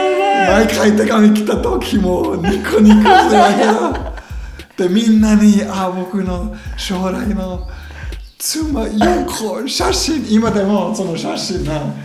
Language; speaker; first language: Japanese; non-native, fluent; German